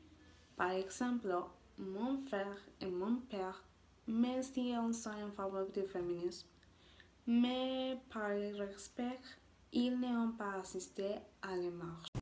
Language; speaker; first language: French; non-native, learner; Spanish